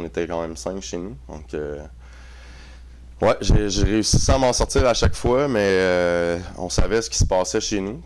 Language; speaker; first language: French; native; French